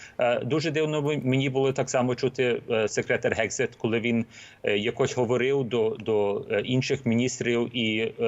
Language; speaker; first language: Ukrainian; early bilingual, heritage; Ukrainian